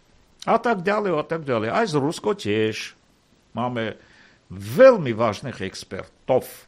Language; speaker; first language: Slovak; non-native, fluent; Armenian